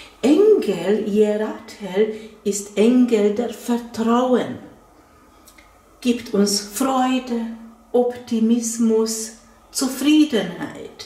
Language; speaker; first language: German; non-native, fluent; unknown